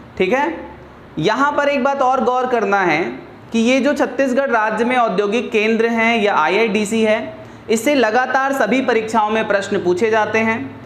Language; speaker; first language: Hindi; native; Hindi